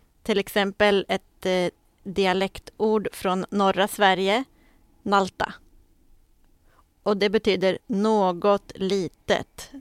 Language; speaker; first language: Swedish; native; Swedish